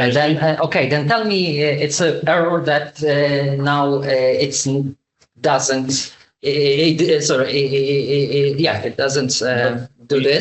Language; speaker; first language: English; non-native, learner; Polish